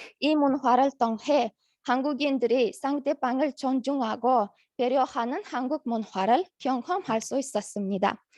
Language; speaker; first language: Korean; non-native, learner; Uzbek